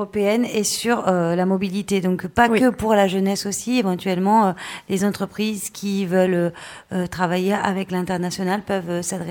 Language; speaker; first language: French; native; French